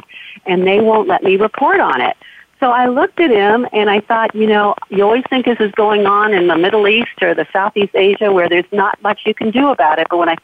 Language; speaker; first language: English; native; English